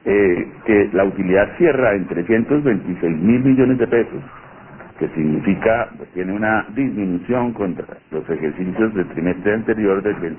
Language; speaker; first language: Spanish; native; Spanish